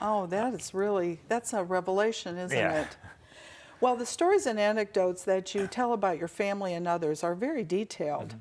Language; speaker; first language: English; native; English